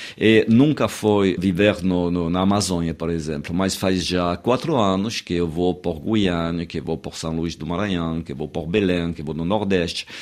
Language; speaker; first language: Portuguese; non-native, fluent; French